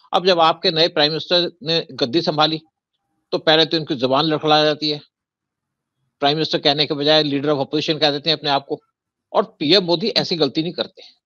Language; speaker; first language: Hindi; native; Hindi